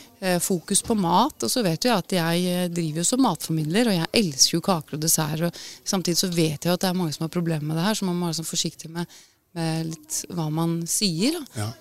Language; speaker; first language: Norwegian; native; Norwegian